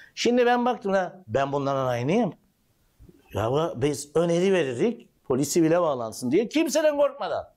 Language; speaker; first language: Turkish; native; Turkish